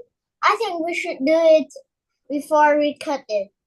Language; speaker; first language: English; non-native, learner; Vietnamese